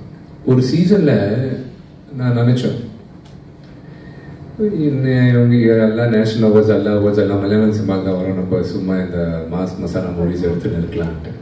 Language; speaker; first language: Tamil; non-native, local second language; Telugu